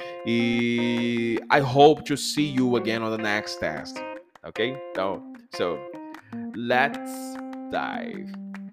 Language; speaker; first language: English; non-native, fluent; Portuguese